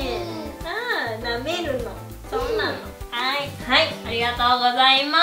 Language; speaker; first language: Japanese; native; Japanese